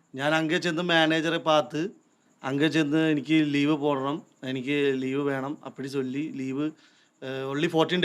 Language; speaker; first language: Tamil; non-native, learner; Malayalam